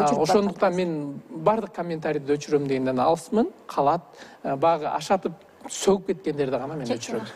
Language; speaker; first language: Kyrgyz; native; Kyrgyz